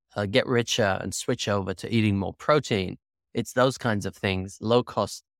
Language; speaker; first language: English; native; English